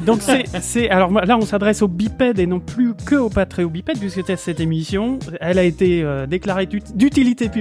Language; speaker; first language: French; native; French